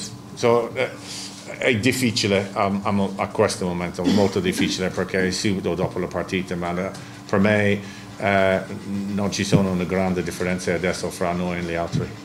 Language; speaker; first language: Italian; non-native, learner; English